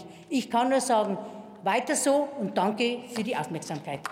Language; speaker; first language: German; native; German